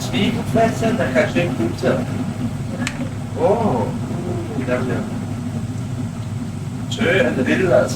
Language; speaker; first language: German; native; German